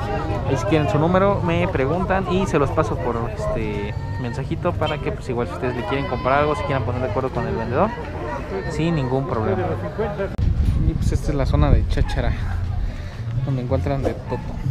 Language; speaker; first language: Spanish; native; Spanish